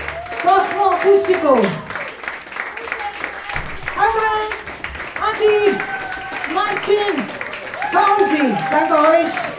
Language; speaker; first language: German; non-native, fluent; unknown